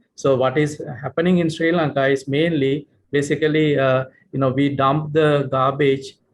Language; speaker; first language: English; non-native, local second language; Sinhala